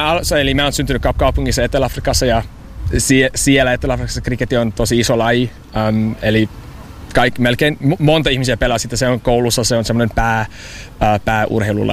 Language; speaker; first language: Finnish; non-native, learner; English